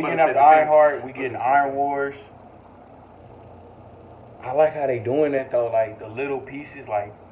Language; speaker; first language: English; native; English